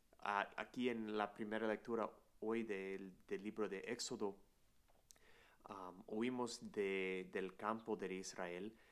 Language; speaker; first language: Spanish; non-native, fluent; English